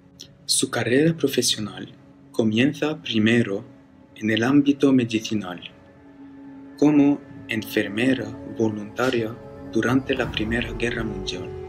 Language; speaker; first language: Spanish; non-native, learner; Arabic